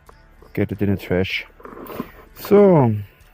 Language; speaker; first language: English; non-native, fluent; German